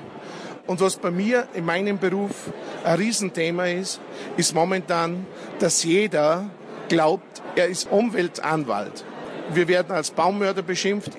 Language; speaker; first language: German; native; German